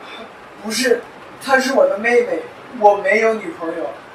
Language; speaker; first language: Chinese; non-native, learner; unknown